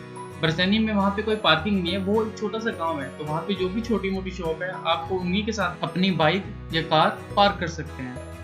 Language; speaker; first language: Hindi; native; Hindi